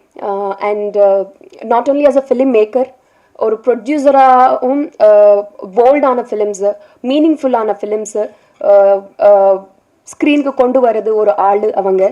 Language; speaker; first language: Tamil; non-native, learner; Telugu